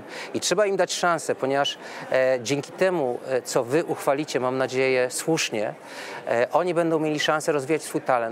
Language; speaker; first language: Polish; native; Polish